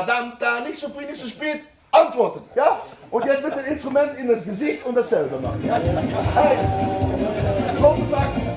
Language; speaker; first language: German; non-native, learner; Dutch